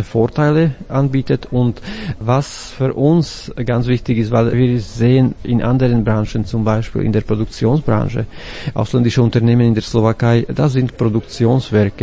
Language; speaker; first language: German; non-native, fluent; Slovak